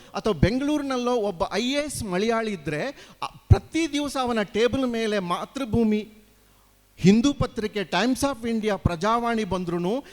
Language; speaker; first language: Kannada; native; Kannada